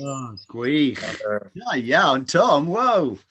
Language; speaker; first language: Welsh; non-native, fluent; English